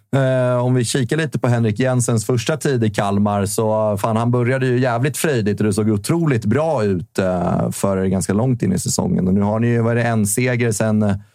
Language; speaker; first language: Swedish; non-native, fluent; Icelandic